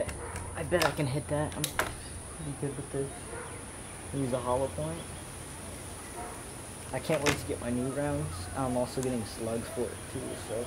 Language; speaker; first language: English; native; English